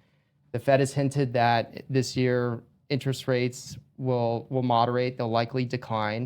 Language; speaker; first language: English; native; English